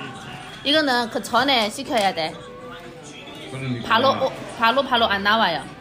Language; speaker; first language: Korean; non-native, fluent; Chinese